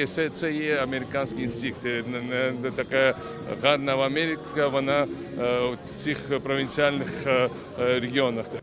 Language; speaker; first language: Ukrainian; non-native, fluent; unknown